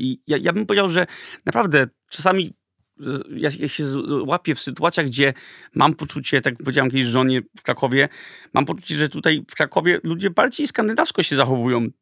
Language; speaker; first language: Polish; early bilingual, heritage; Polish